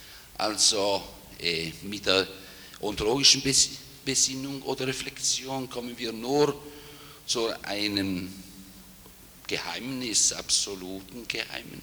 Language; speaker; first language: German; non-native, fluent; Italian